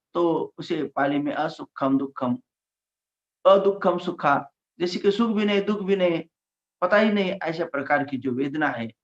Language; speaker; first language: Hindi; non-native, local second language; Marathi